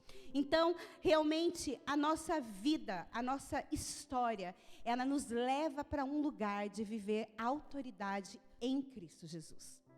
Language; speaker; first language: Portuguese; native; Portuguese